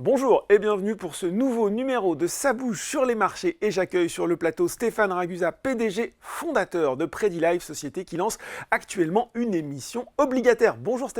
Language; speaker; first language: French; native; French